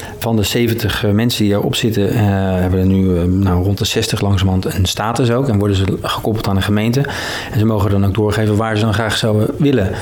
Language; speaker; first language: Dutch; native; Dutch